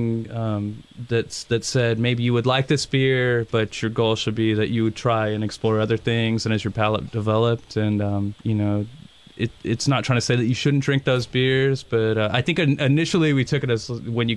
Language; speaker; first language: English; native; English